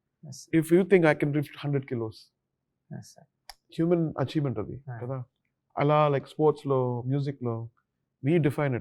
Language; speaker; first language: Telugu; non-native, learner; Tamil